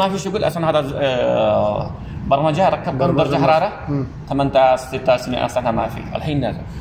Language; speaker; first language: Arabic; non-native, learner; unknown